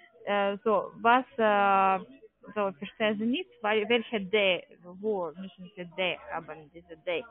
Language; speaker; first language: German; non-native, learner; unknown